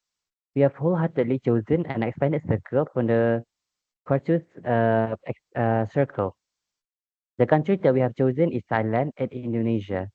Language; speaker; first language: English; non-native, local second language; Malay